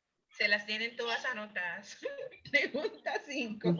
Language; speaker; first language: Spanish; native; Spanish